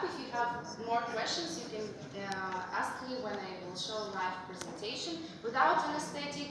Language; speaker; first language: English; non-native, fluent; Russian